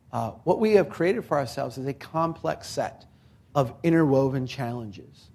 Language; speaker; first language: English; native; English